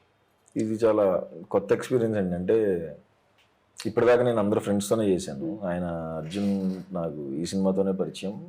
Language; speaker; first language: Telugu; native; Telugu